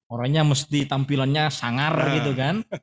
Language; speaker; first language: Indonesian; native; Indonesian